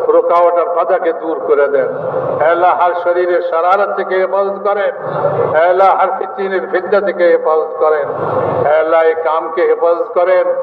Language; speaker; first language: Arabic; non-native, fluent; Bangla